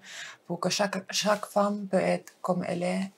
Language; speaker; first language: French; non-native, fluent; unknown